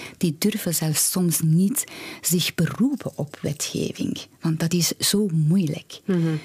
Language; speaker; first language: Dutch; non-native, fluent; Persian